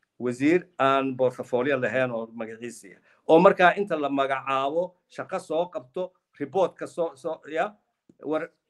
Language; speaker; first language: Somali; native; Somali